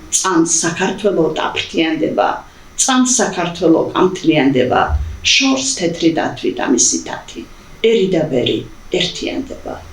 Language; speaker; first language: Georgian; non-native, local second language; Chechen